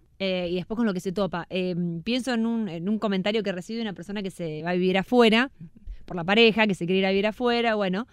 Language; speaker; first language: Spanish; native; Spanish